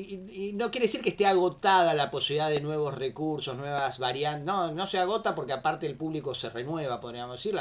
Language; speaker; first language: Spanish; native; Spanish